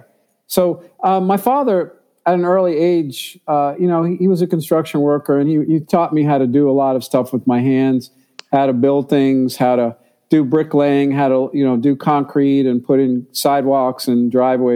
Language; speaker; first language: English; native; English